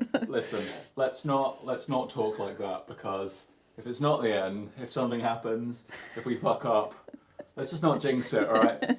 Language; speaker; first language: English; native; English